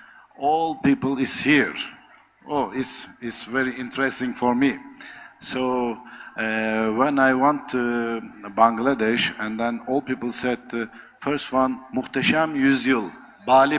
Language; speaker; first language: English; non-native, learner; Turkish